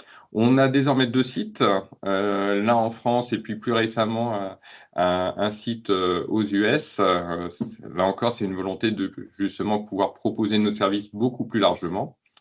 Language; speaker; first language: French; native; French